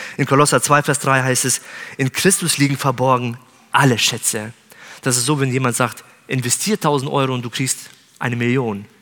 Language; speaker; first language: German; native; German